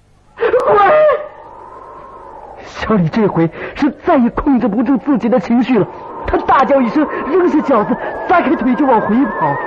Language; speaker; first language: Chinese; native; Chinese